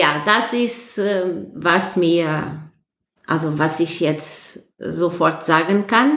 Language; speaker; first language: German; non-native, fluent; Portuguese